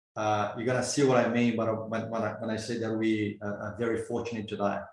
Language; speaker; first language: English; non-native, fluent; Portuguese